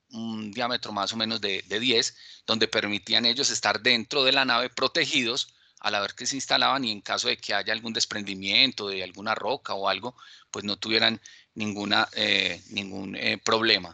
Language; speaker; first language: Spanish; native; Spanish